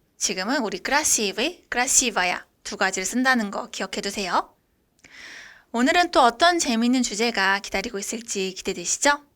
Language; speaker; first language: Korean; native; Korean